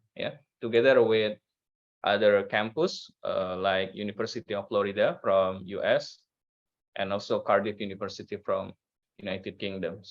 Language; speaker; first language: English; non-native, learner; Indonesian